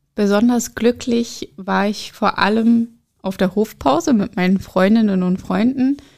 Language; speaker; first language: German; early bilingual, other home language; Arabic